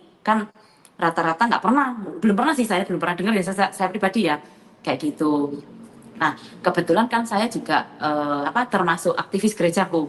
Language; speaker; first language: Indonesian; native; Indonesian